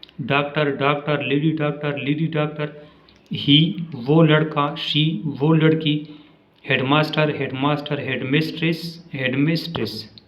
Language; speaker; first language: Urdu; non-native, local second language; Pashto